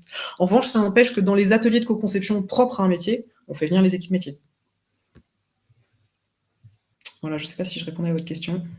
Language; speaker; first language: French; native; French